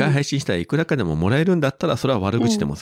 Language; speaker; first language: Japanese; native; Japanese